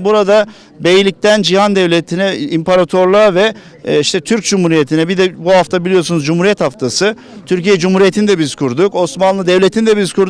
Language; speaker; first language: Turkish; native; Turkish